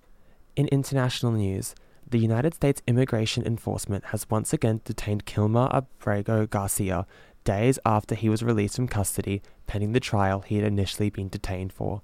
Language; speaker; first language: English; native; English